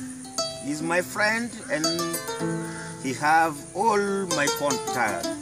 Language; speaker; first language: English; non-native, learner; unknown